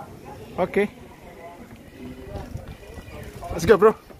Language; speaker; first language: English; non-native, learner; Indonesian